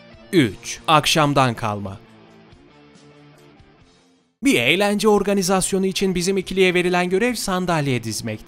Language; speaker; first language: Turkish; native; Turkish